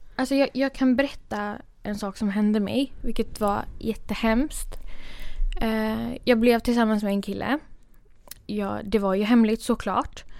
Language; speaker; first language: Swedish; early bilingual, other home language; Kurdish